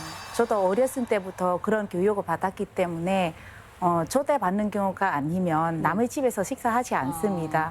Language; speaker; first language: Korean; non-native, fluent; Vietnamese